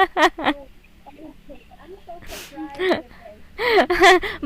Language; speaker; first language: English; non-native, learner; Vietnamese